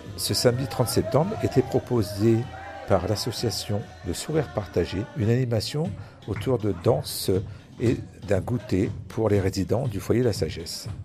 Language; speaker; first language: French; native; French